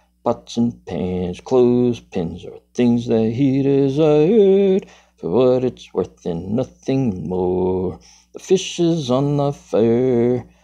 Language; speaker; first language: English; native; English